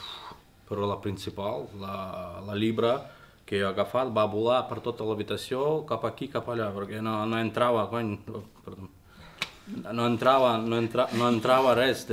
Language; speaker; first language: Catalan; non-native, learner; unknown